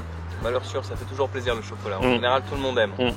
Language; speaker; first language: French; native; French